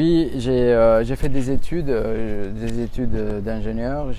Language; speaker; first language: French; non-native, fluent; Spanish